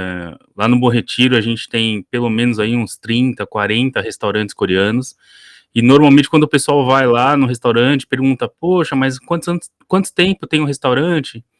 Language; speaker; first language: Portuguese; early bilingual, other home language; Korean